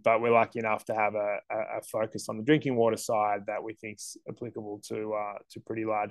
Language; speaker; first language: English; native; English